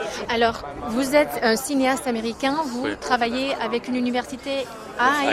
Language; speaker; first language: French; native; French